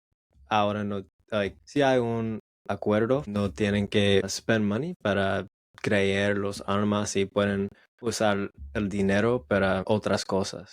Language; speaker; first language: Spanish; non-native, learner; English